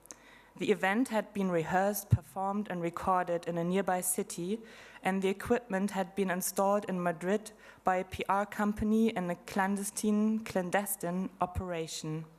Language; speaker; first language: English; non-native, fluent; German